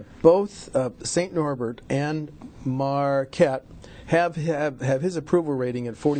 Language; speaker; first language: English; native; English